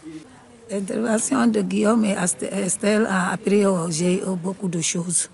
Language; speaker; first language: French; non-native, learner; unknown